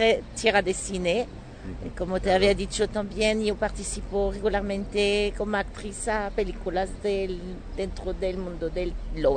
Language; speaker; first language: Spanish; non-native, fluent; French